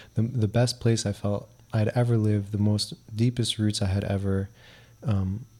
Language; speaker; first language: English; early bilingual, other home language; Spanish